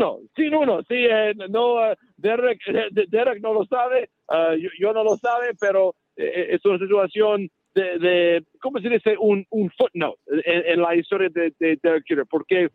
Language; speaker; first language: Spanish; non-native, learner; English